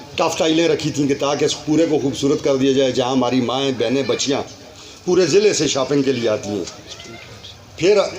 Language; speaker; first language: Urdu; non-native, local second language; Northern Hindko